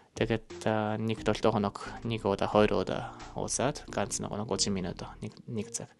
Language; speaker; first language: Mongolian; non-native, learner; Japanese